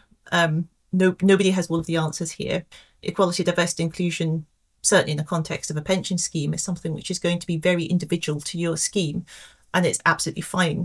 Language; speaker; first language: English; native; English